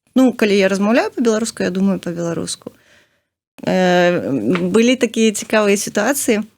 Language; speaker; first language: Belarusian; native; Belarusian